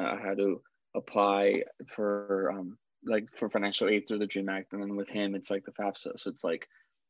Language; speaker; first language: English; early bilingual, other home language; Spanish